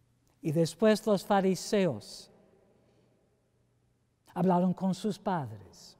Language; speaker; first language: Spanish; non-native, fluent; English